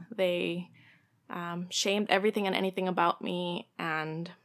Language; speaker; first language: English; early bilingual, other home language; Spanish